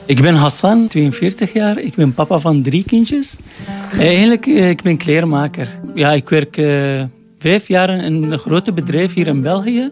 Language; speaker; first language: Dutch; non-native, learner; Arabic